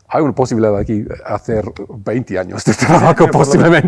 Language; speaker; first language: Spanish; non-native, fluent; English